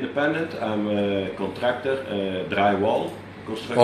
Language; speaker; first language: English; non-native, learner; Dutch